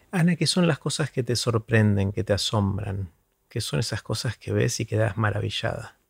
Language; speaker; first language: Spanish; native; Spanish